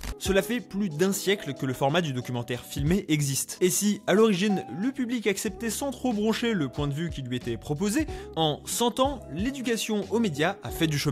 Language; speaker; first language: French; native; French